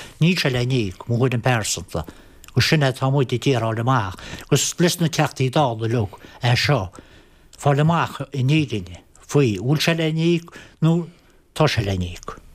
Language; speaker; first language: Irish; native; Irish